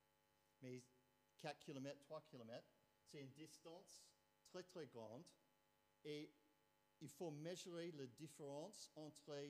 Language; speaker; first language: French; non-native, fluent; English